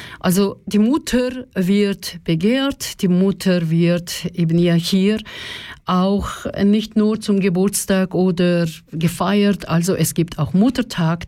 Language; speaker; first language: German; non-native, fluent; Russian